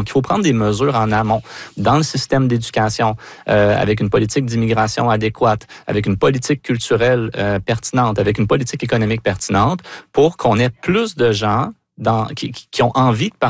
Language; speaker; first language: French; native; French